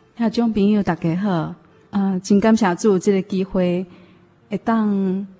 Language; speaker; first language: Min Nan Chinese; native; Min Nan Chinese